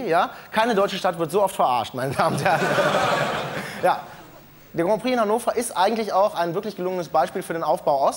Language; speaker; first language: German; native; German